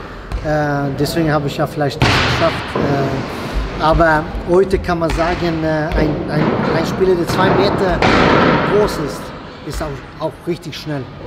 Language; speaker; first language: German; non-native, fluent; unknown